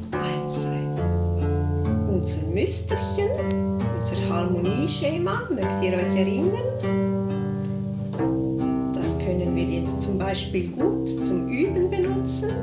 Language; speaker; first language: German; native; German